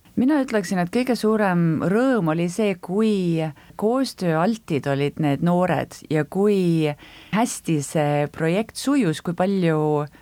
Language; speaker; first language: Estonian; early bilingual, heritage; Estonian